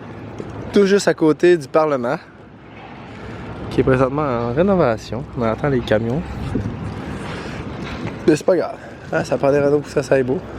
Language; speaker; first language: French; native; French